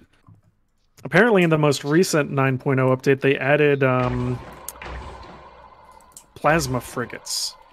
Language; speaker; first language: English; native; English